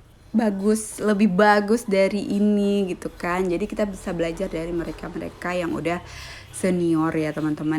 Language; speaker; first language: Indonesian; native; Indonesian